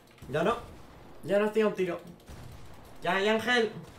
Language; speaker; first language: Spanish; native; Spanish